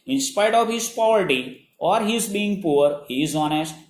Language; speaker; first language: English; non-native, local second language; Gujarati